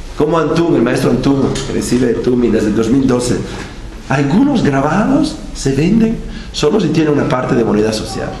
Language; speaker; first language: Spanish; non-native, fluent; Italian